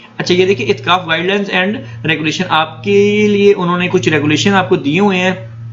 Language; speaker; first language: Hindi; non-native, local second language; Punjabi